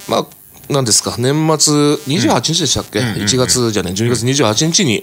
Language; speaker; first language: Japanese; native; Japanese